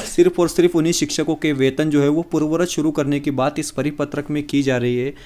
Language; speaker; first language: Hindi; non-native, local second language; Marathi